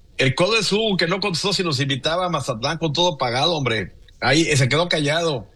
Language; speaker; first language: Spanish; native; Spanish